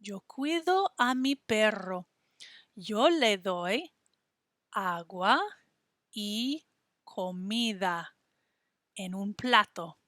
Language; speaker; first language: Spanish; non-native, fluent; English